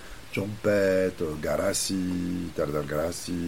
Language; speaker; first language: Indonesian; non-native, fluent; French